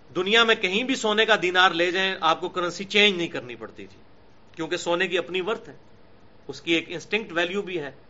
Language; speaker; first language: Urdu; non-native, local second language; Punjabi